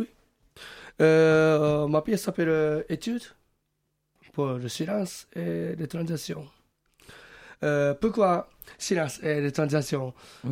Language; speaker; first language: French; non-native, learner; Japanese